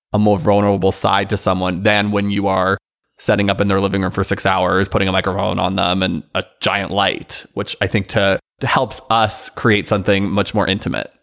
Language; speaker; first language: English; native; English